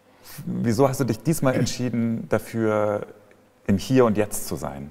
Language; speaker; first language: German; native; German